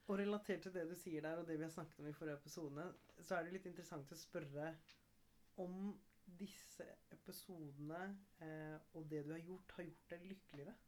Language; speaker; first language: Norwegian; early bilingual, other home language; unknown